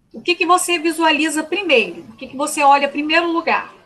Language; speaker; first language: Portuguese; native; Portuguese